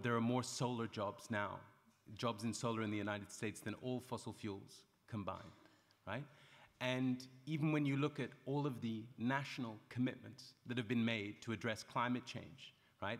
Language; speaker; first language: English; native; English